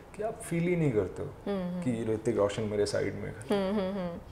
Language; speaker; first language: Hindi; non-native, local second language; Assamese